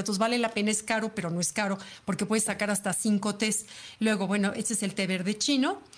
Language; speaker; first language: Spanish; native; Spanish